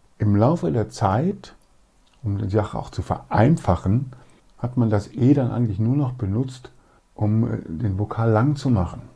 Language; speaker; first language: German; native; German